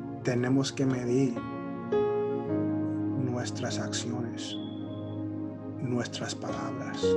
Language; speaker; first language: Spanish; early bilingual, heritage; Spanish